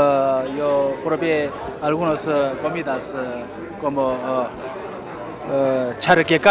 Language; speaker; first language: Spanish; non-native, fluent; Korean